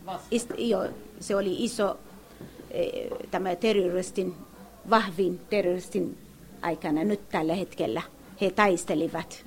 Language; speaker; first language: Finnish; non-native, learner; Kurdish